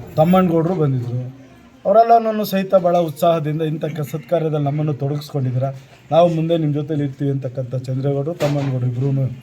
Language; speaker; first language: Kannada; native; Kannada